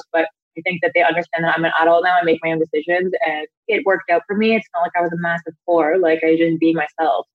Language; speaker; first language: English; native; English